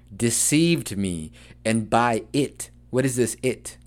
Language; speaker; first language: English; early bilingual, other home language; Spanish